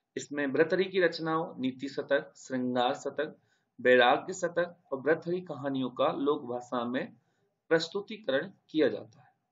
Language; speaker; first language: Hindi; native; Hindi